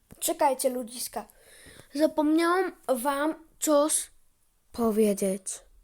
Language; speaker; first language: Polish; early bilingual, heritage; Polish